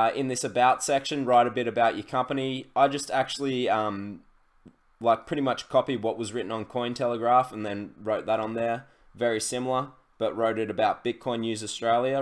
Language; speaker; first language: English; native; English